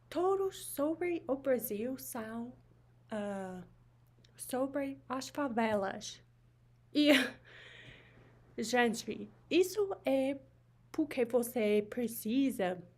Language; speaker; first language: Portuguese; non-native, learner; English